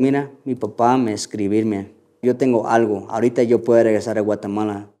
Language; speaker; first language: Spanish; early bilingual, heritage; Spanish